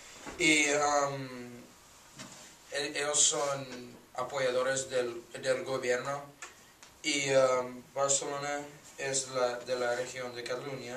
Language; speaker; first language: Spanish; non-native, learner; English